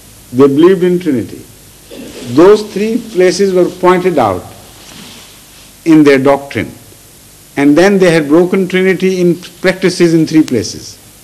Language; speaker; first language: English; non-native, local second language; Urdu